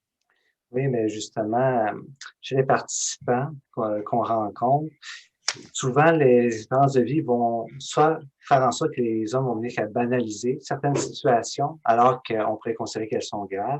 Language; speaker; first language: French; native; French